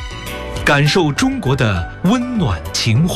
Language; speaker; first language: Chinese; native; Chinese